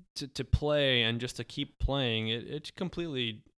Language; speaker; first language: English; early bilingual, other home language; Polish